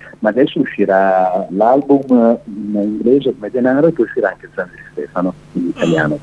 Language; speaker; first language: Italian; native; Italian